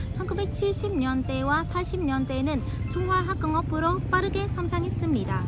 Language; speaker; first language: Korean; non-native, fluent; Vietnamese